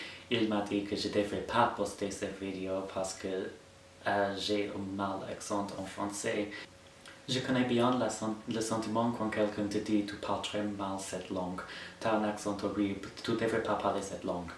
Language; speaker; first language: French; non-native, fluent; English